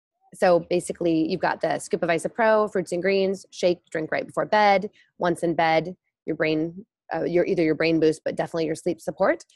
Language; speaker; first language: English; native; English